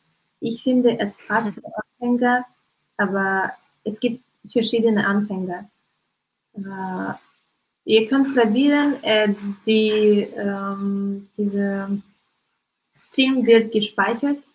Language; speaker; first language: German; non-native, learner; Russian